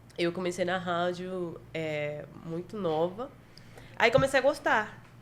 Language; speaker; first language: Portuguese; non-native, fluent; Spanish